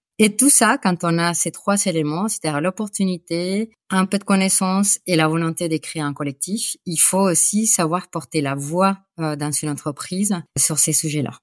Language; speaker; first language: French; non-native, fluent; Spanish